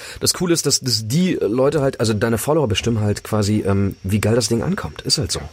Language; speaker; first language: German; early bilingual, other home language; Greek